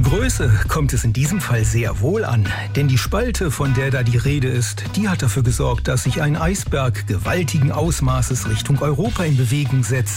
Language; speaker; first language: German; native; German